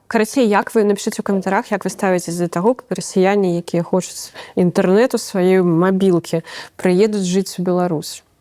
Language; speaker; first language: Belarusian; non-native, local second language; Russian